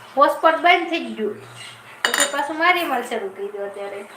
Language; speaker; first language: Gujarati; native; Gujarati